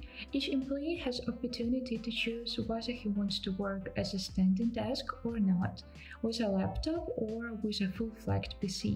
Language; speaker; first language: English; non-native, fluent; Ukrainian